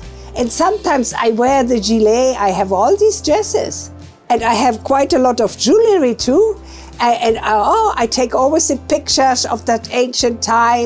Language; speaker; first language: English; non-native, fluent; German